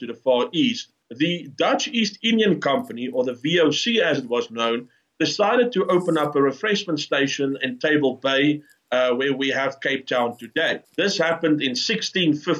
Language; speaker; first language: English; non-native, local second language; Afrikaans